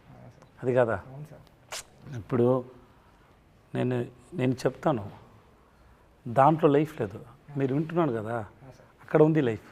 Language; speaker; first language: Telugu; non-native, learner; Tamil